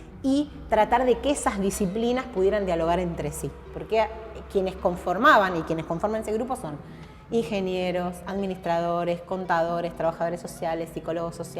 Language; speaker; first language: Spanish; native; Spanish